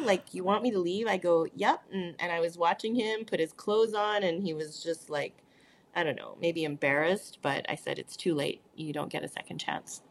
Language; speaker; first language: English; native; English